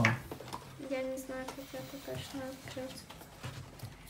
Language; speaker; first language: Russian; early bilingual, heritage; Russian